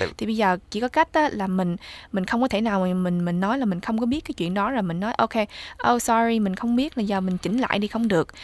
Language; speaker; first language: Vietnamese; early bilingual, heritage; Vietnamese